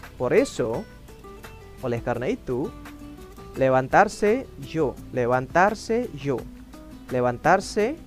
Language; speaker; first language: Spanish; non-native, fluent; Indonesian